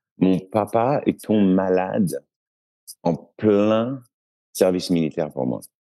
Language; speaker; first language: French; native; French